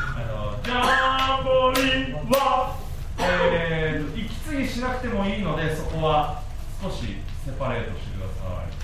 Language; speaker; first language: Japanese; native; Japanese